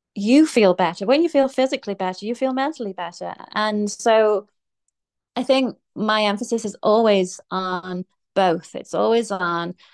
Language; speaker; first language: English; native; English